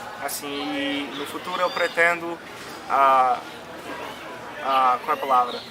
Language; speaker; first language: Portuguese; non-native, fluent; English